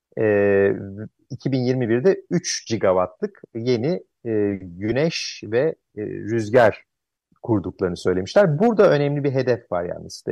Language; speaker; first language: Turkish; native; Turkish